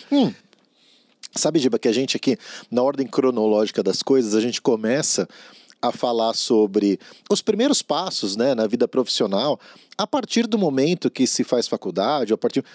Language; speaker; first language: Portuguese; native; Portuguese